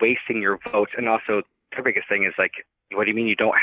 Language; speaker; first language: English; native; English